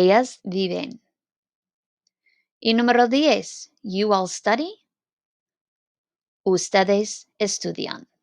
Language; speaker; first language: Spanish; non-native, fluent; English